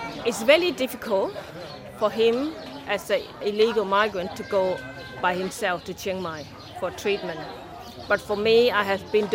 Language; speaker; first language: English; non-native, fluent; Thai